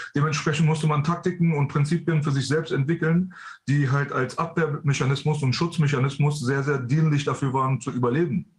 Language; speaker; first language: German; early bilingual, other home language; Persian